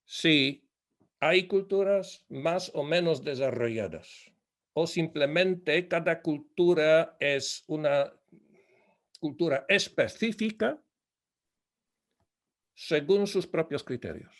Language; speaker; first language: Spanish; non-native, fluent; Polish